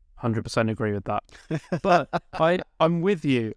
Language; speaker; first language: English; native; English